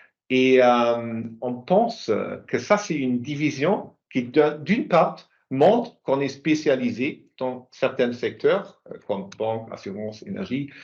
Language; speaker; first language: French; non-native, fluent; German